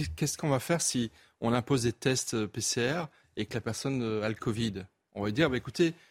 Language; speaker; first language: French; native; French